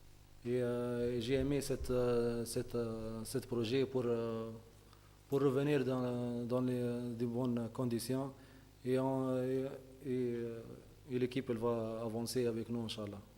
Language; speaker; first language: French; non-native, local second language; Arabic